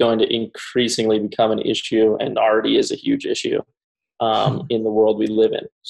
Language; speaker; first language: English; native; English